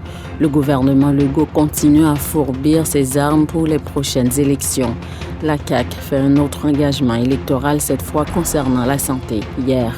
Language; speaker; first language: French; native; French